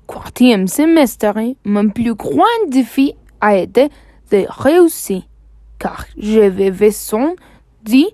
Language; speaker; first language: French; non-native, learner; Spanish